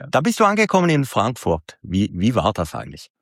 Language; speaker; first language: German; native; German